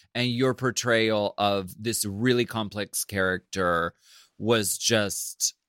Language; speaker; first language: English; native; English